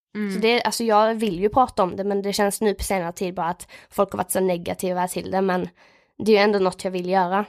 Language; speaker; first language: Swedish; native; Swedish